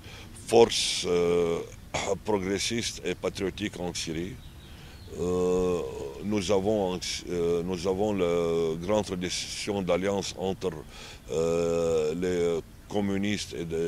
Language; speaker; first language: French; non-native, learner; Arabic